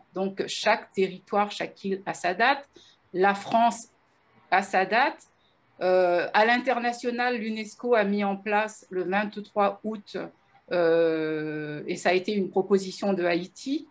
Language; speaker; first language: French; native; French